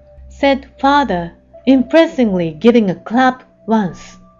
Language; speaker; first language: English; non-native, fluent; Japanese